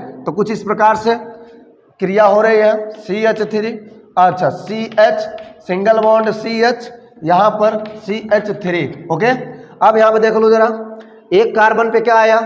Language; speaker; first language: Hindi; native; Hindi